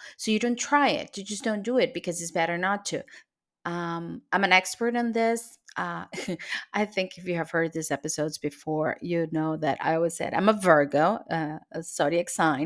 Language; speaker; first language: English; non-native, fluent; Spanish